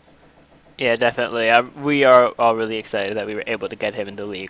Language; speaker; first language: English; native; English